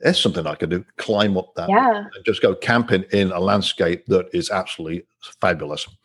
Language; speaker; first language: English; native; English